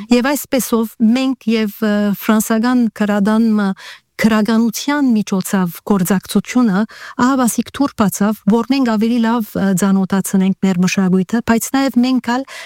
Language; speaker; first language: Armenian; early bilingual, heritage; Armenian